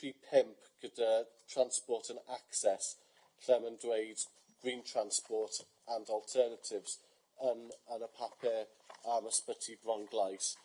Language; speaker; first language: Welsh; non-native, fluent; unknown